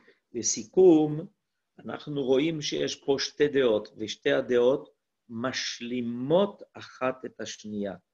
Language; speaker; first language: Hebrew; non-native, fluent; French